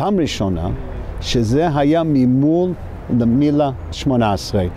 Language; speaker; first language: Hebrew; non-native, fluent; English